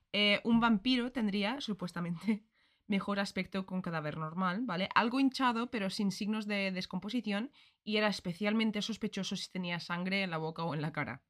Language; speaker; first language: Spanish; early bilingual, other home language; English